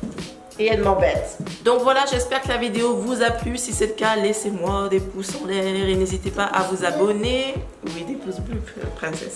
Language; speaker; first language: French; native; French